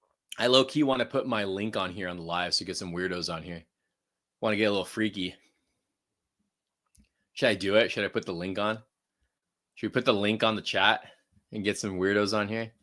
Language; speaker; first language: English; native; English